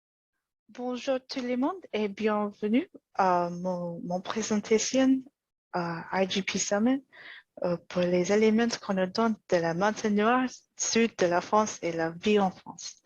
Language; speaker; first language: French; non-native, learner; English